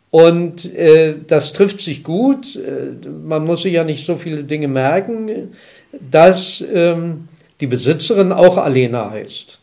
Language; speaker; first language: German; native; German